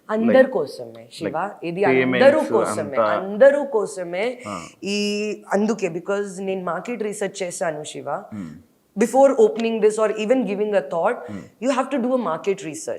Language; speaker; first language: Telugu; non-native, fluent; Hindi